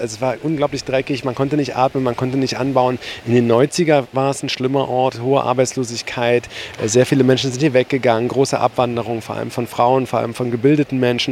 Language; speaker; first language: German; native; German